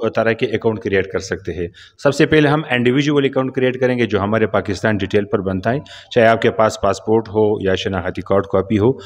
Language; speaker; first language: Urdu; non-native, local second language; Pashto